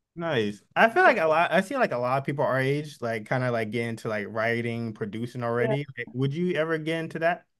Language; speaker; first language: English; native; English